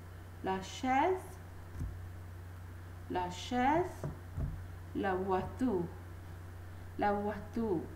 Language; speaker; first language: French; non-native, fluent; Hindi